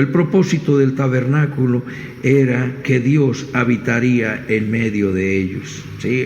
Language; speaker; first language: Spanish; native; Spanish